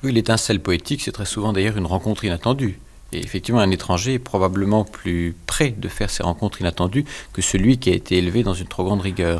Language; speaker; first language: French; native; French